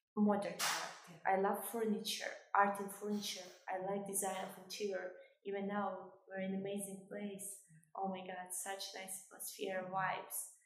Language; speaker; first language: English; non-native, fluent; Albanian